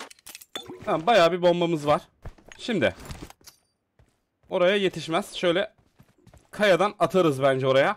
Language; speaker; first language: Turkish; native; Turkish